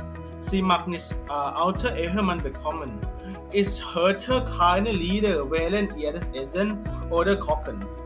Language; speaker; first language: German; non-native, learner; Thai